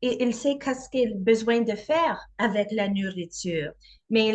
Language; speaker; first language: French; non-native, learner; English